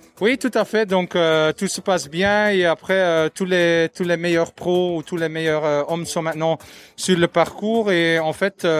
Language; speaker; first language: French; non-native, local second language; Dutch